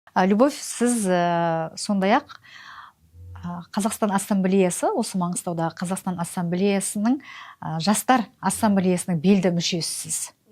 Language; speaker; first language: Kazakh; native; Kazakh